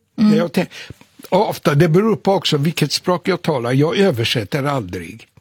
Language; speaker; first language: Swedish; non-native, fluent; Polish